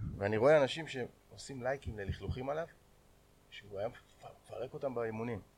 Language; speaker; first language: Hebrew; native; Hebrew